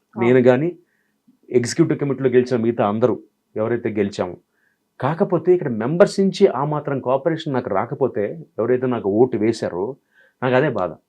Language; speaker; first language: Telugu; native; Telugu